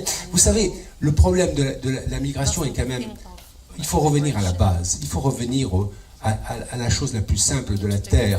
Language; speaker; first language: French; native; French